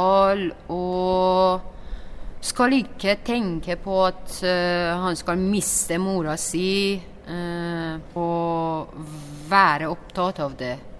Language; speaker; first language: Norwegian; non-native, learner; Persian